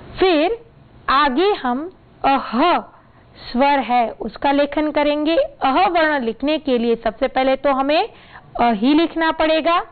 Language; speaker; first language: Hindi; non-native, local second language; Gujarati